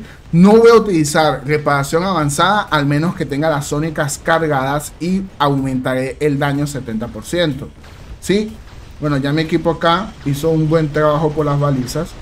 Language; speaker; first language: Spanish; native; Spanish